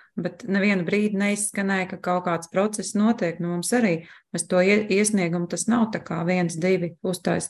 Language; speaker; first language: Latvian; native; Latvian